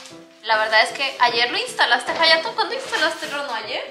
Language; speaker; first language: Spanish; native; Spanish